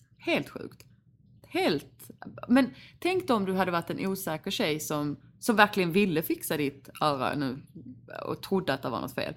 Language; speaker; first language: Swedish; native; Swedish